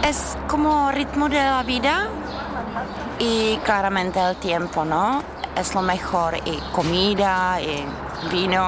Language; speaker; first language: Spanish; non-native, learner; Czech